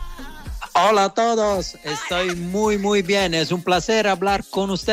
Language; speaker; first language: Spanish; non-native, learner; Italian